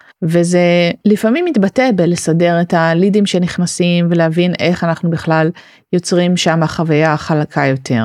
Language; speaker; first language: Hebrew; native; Hebrew